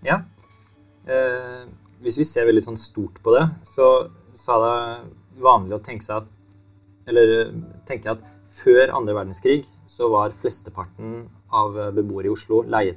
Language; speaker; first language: Norwegian; native; Norwegian